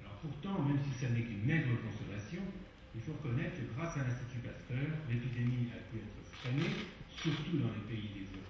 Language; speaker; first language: French; native; French